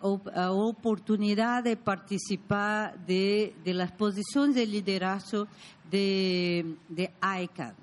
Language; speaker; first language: Spanish; non-native, learner; Portuguese